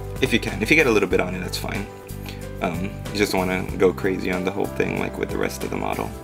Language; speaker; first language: English; native; English